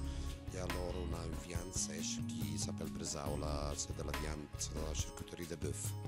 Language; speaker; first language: French; non-native, fluent; Italian